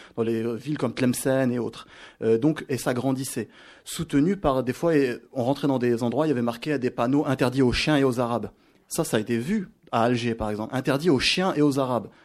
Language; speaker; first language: French; non-native, local second language; Arabic